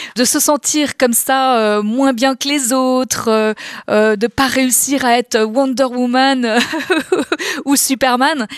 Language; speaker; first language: French; native; French